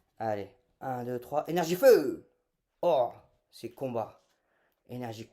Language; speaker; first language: French; native; French